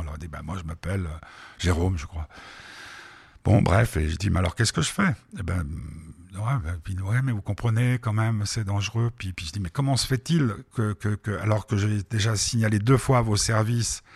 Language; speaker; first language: French; native; French